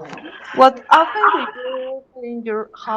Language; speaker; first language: English; non-native, learner; Spanish